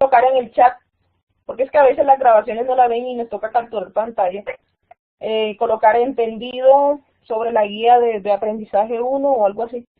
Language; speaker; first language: Spanish; native; Spanish